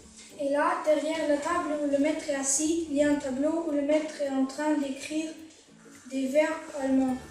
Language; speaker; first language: French; non-native, local second language; Luxembourgish